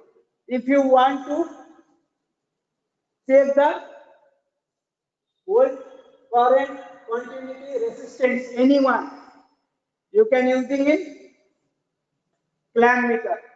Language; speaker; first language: English; non-native, learner; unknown